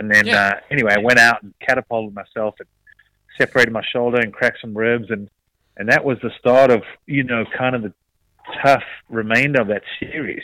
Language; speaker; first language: English; native; English